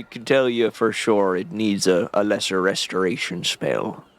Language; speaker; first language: English; native; English